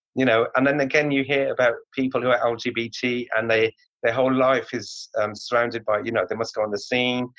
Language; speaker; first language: English; native; English